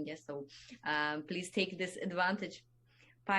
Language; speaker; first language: English; non-native, fluent; Russian